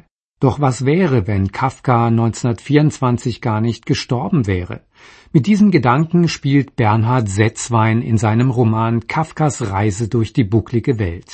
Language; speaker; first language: German; native; German